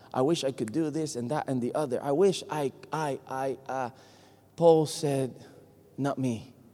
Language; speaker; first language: English; non-native, fluent; Spanish